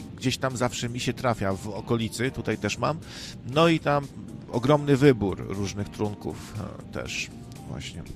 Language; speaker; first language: Polish; native; Polish